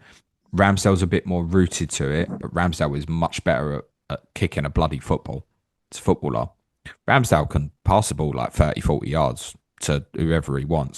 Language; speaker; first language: English; native; English